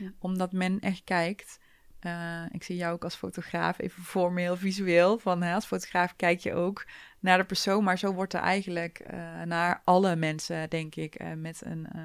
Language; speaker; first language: Dutch; early bilingual, other home language; Turkish